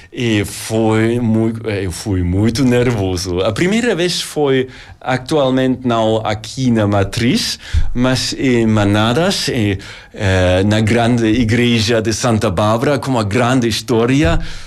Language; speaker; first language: Portuguese; non-native, learner; German